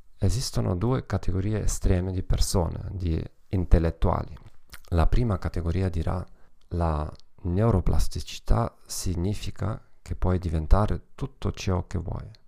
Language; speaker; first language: Italian; non-native, learner; German